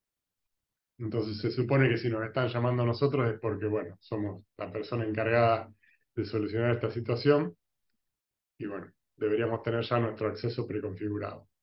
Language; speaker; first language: Spanish; native; Spanish